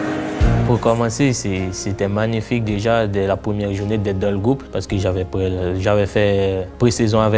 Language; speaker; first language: French; non-native, local second language; Haitian Creole